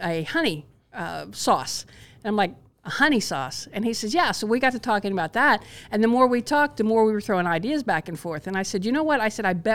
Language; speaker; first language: English; native; English